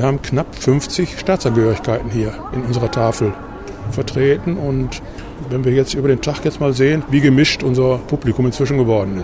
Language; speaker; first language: German; native; German